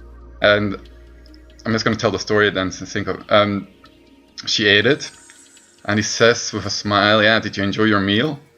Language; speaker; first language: English; non-native, fluent; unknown